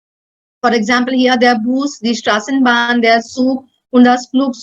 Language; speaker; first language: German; non-native, learner; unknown